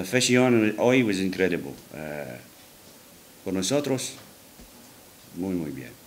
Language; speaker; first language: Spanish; non-native, learner; English